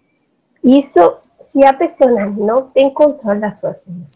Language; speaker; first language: Portuguese; non-native, learner; Spanish